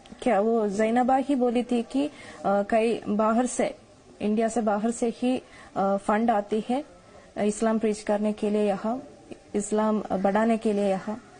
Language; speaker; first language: Hindi; non-native, local second language; Malayalam